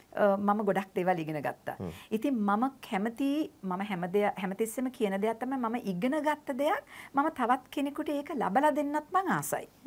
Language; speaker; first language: Sinhala; native; Sinhala